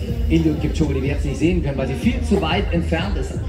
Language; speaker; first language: German; native; German